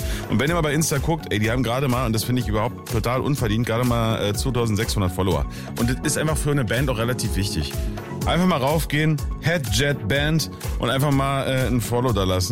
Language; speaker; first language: German; native; German